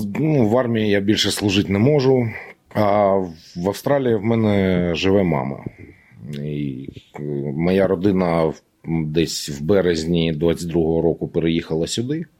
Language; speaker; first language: Ukrainian; native; Ukrainian